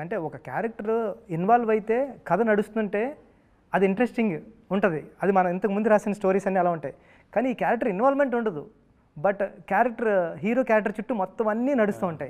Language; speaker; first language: Telugu; native; Telugu